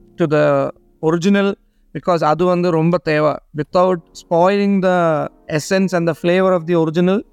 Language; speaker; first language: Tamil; non-native, learner; Malayalam